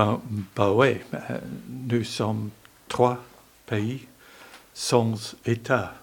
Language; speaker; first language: French; non-native, learner; English